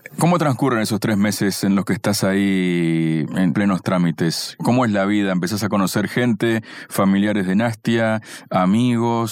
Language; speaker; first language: Spanish; native; Spanish